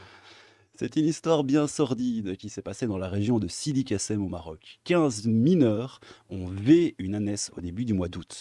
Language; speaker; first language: French; native; French